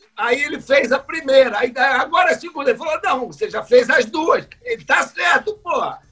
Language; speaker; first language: Portuguese; native; Portuguese